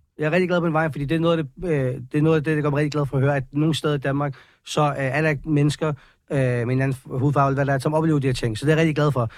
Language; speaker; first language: Danish; early bilingual, other home language; Persian